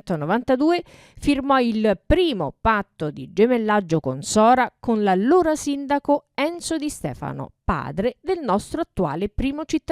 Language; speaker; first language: Italian; native; Italian